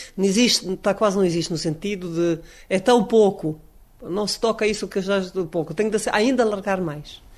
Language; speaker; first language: Portuguese; non-native, learner; Croatian